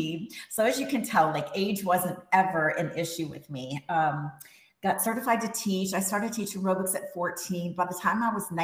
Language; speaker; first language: English; native; English